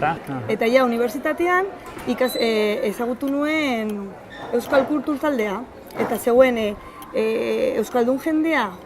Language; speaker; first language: Basque; non-native, learner; Spanish